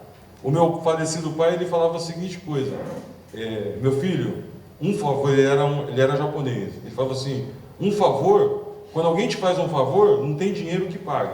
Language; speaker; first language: Portuguese; early bilingual, other home language; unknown